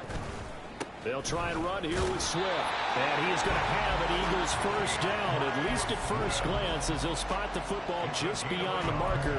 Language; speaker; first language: English; native; English